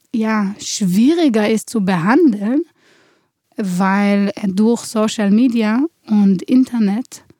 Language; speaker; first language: German; non-native, fluent; Hebrew